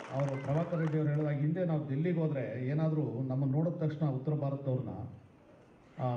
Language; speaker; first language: Kannada; non-native, local second language; Telugu